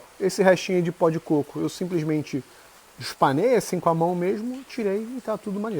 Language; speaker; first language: Portuguese; native; Portuguese